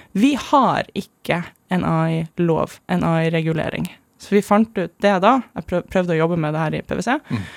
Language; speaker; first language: Norwegian; early bilingual, other home language; German